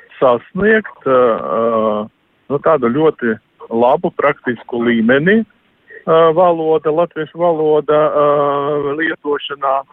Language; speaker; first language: Latvian; non-native, local second language; Russian